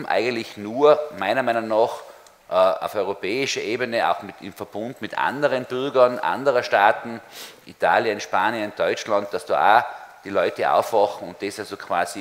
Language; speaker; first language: German; native; German